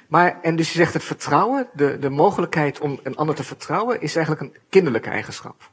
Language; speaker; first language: Dutch; native; Dutch